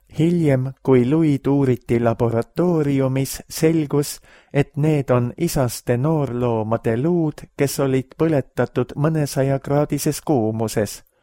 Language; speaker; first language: Estonian; native; Estonian